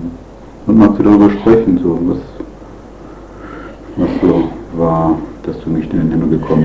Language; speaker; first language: German; native; German